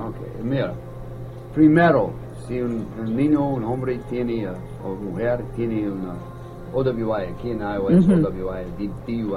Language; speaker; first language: Spanish; non-native, learner; English